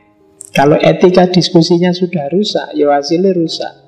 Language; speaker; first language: Indonesian; native; Indonesian